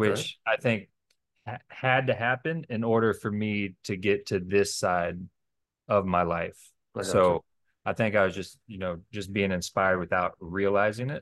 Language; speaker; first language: English; native; English